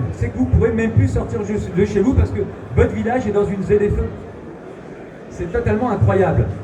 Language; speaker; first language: French; native; French